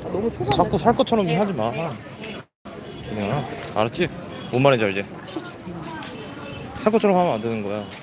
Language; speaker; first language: Korean; native; Korean